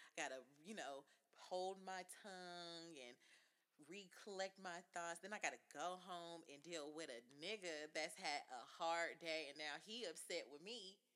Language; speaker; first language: English; native; English